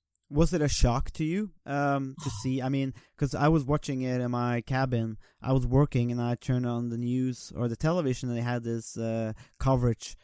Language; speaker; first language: English; non-native, fluent; Norwegian